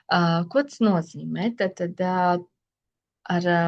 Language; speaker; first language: Latvian; native; Latvian